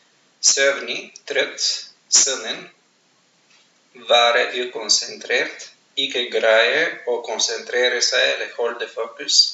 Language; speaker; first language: Norwegian; non-native, fluent; Bulgarian